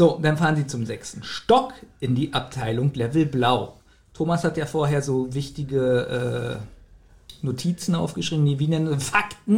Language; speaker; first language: German; native; German